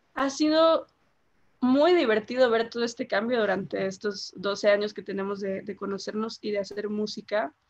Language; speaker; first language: Spanish; native; Spanish